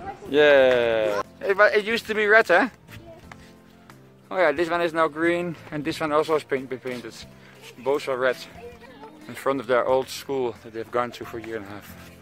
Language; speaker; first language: English; non-native, fluent; Dutch